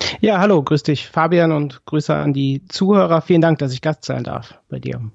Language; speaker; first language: German; native; German